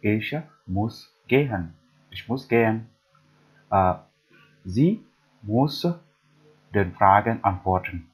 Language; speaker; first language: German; non-native, learner; English